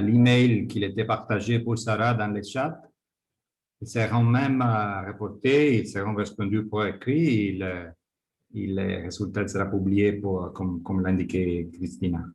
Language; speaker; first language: French; non-native, fluent; Spanish